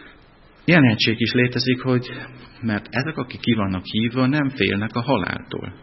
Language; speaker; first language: Hungarian; non-native, fluent; German